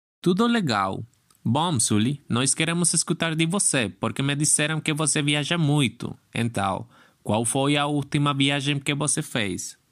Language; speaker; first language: Portuguese; non-native, learner; Spanish